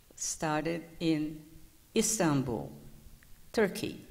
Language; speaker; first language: English; non-native, fluent; Ladino